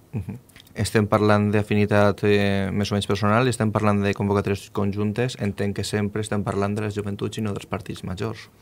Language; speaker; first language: Catalan; native; Catalan